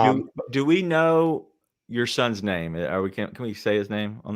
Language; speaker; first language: English; native; English